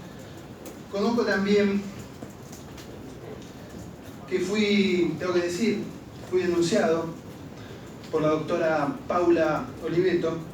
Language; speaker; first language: Spanish; native; Spanish